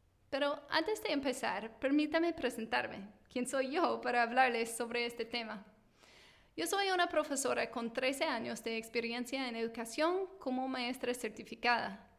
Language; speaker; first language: Spanish; non-native, fluent; English